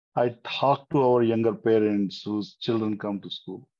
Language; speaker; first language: English; non-native, local second language; Hindi